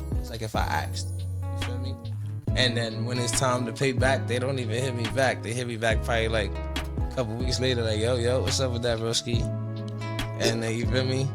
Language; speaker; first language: English; native; English